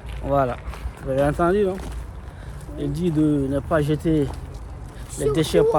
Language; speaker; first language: French; native; French